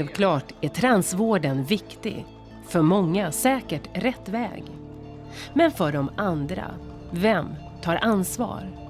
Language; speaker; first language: Swedish; native; Swedish